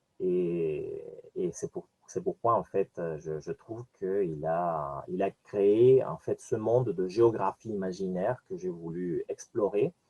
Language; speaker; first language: French; non-native, fluent; Spanish